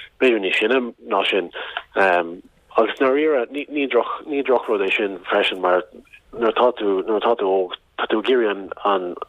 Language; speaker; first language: Irish; non-native, local second language; English